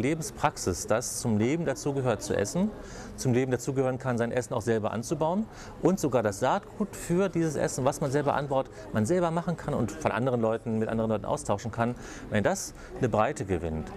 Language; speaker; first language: German; native; German